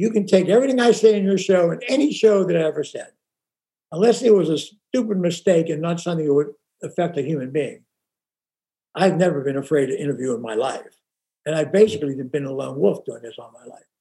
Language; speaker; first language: English; native; English